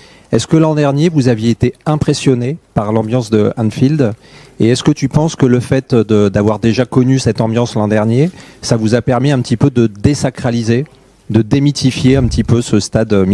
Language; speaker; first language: French; native; French